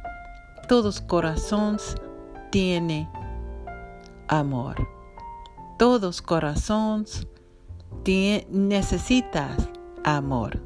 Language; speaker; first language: Spanish; non-native, learner; English